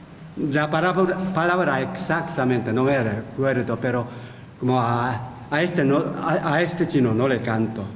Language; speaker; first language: Spanish; non-native, fluent; Japanese